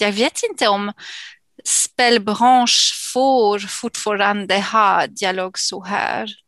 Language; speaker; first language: Swedish; non-native, fluent; English